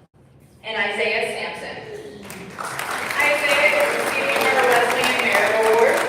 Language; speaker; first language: English; native; English